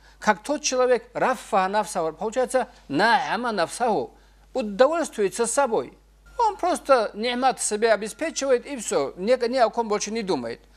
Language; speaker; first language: Russian; non-native, local second language; Avaric